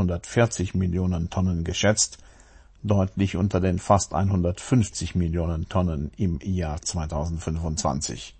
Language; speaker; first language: German; native; German